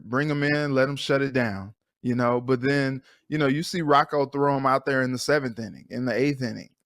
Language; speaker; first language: English; native; English